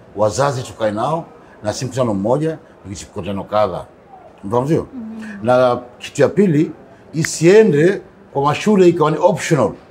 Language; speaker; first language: Swahili; non-native, local second language; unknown